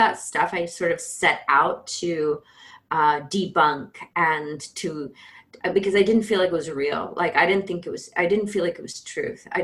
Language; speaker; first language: English; native; English